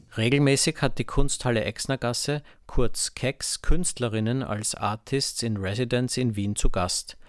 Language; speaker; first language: German; native; German